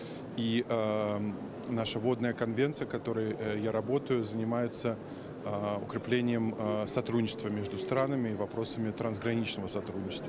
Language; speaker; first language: Russian; native; Russian